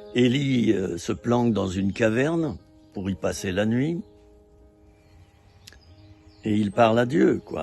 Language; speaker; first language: French; native; French